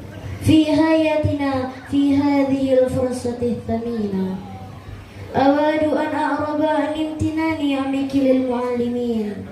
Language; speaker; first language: Arabic; non-native, learner; Indonesian